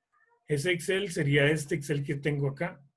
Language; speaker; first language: Spanish; native; Spanish